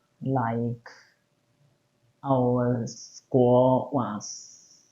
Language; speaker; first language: English; non-native, learner; Chinese